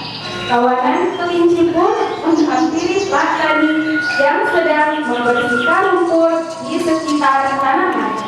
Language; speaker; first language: Indonesian; native; Indonesian